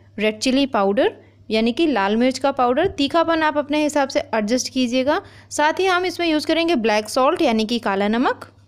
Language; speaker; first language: Hindi; native; Hindi